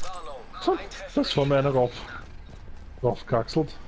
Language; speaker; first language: German; native; German